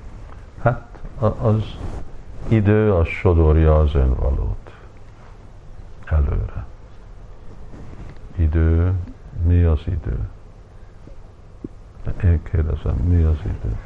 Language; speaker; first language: Hungarian; early bilingual, heritage; Hungarian